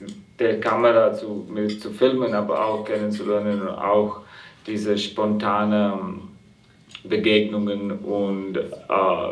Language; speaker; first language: German; non-native, fluent; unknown